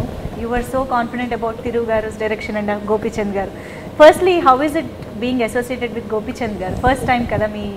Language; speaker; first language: Telugu; native; Telugu